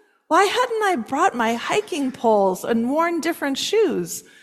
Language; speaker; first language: English; native; English